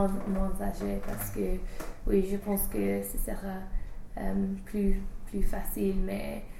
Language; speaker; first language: French; non-native, learner; English